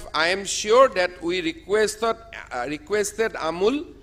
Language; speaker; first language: English; non-native, local second language; Assamese